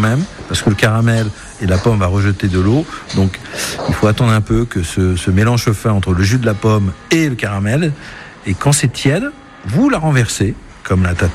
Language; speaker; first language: French; native; French